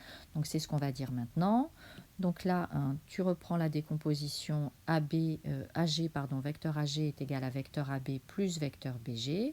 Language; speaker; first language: French; native; French